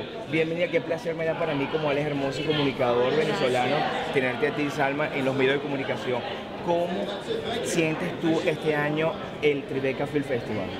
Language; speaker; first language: Spanish; native; Spanish